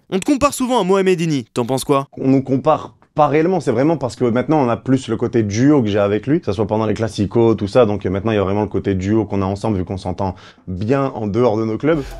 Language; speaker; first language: French; non-native, local second language; Kabyle